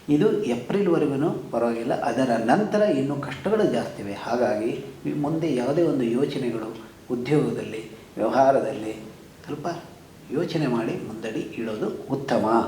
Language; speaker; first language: Kannada; native; Kannada